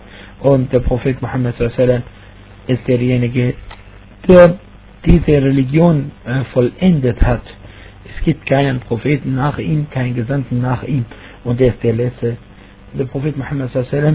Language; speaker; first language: German; non-native, fluent; Arabic